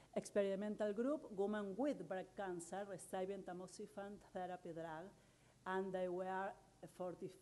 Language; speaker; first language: English; non-native, learner; Spanish